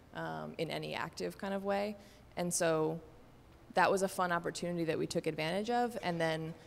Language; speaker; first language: English; native; English